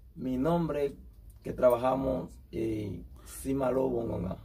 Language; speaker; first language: Spanish; non-native, learner; Haitian Creole